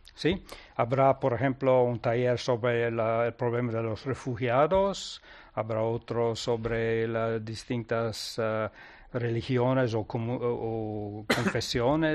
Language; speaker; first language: Spanish; non-native, fluent; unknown